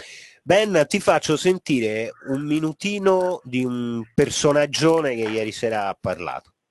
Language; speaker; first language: Italian; native; Italian